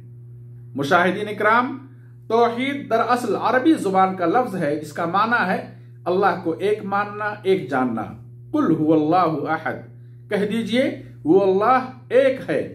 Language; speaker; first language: Urdu; native; Urdu